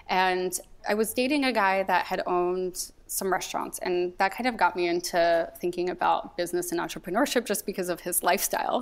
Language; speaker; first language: English; native; English